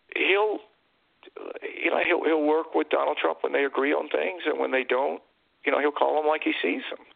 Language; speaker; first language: English; native; English